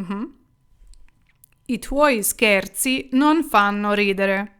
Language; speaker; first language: Italian; non-native, fluent; Ukrainian